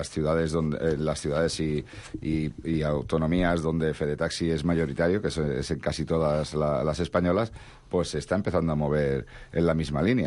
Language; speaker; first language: Spanish; non-native, local second language; Catalan